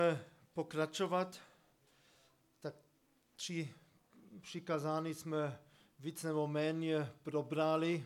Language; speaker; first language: Czech; non-native, fluent; German